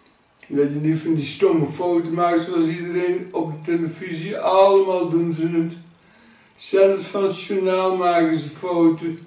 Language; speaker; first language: Dutch; native; Dutch